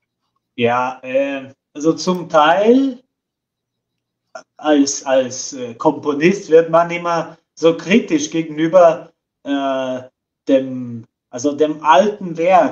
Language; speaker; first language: German; non-native, fluent; Portuguese